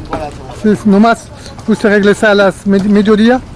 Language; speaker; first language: Spanish; non-native, learner; French